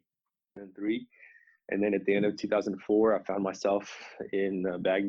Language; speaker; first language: English; non-native, fluent; Romanian